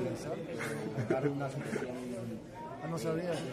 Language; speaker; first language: Spanish; native; Spanish